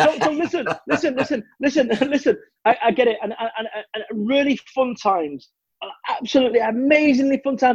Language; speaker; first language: English; native; English